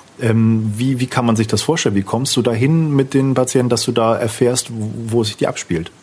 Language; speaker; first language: German; native; German